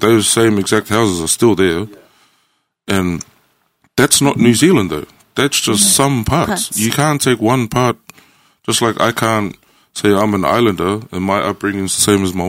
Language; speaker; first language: English; native; English